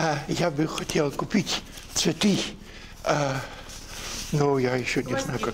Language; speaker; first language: Russian; non-native, fluent; Dutch